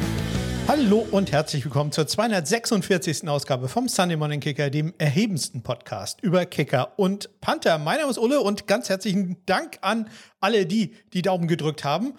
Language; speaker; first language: German; native; German